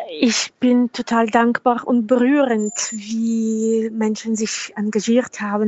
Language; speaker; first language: German; non-native, fluent; Ukrainian